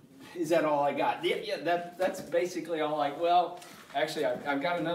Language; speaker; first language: English; native; English